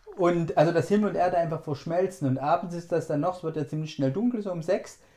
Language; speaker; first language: German; native; German